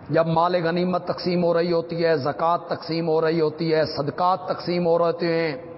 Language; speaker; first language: Urdu; non-native, local second language; Punjabi